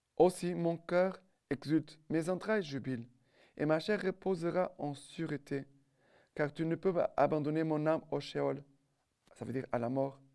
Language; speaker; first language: French; non-native, fluent; Portuguese